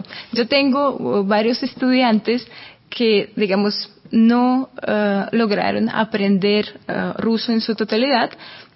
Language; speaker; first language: Spanish; non-native, fluent; Russian